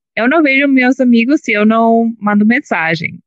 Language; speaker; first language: Portuguese; non-native, learner; English